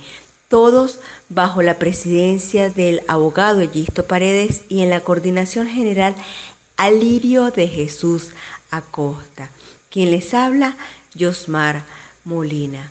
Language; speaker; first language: Spanish; native; Spanish